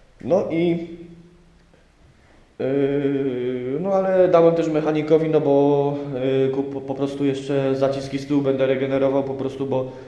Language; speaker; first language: Polish; native; Polish